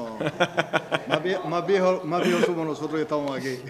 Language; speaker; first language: Spanish; native; Spanish